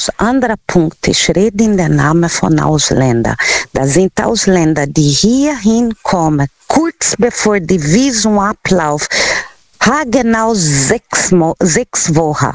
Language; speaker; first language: German; non-native, learner; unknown